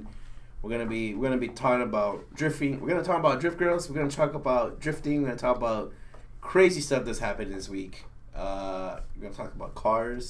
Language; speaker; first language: English; native; English